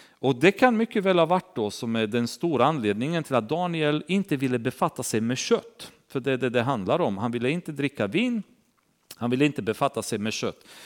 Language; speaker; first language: Swedish; non-native, fluent; Romanian